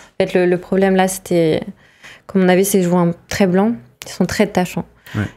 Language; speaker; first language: French; native; French